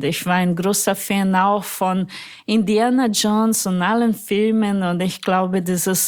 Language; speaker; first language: German; non-native, fluent; Portuguese